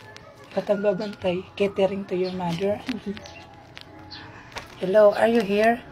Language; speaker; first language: English; non-native, learner; Filipino